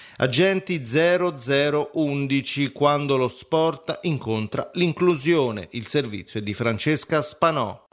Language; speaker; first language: Italian; native; Italian